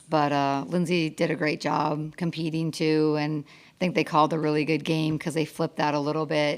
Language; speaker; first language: English; native; English